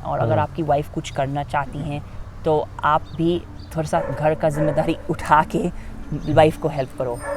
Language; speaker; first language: Hindi; non-native, fluent; English